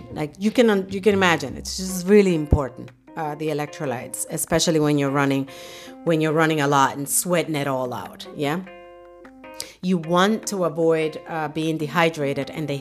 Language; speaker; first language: English; early bilingual, other home language; Spanish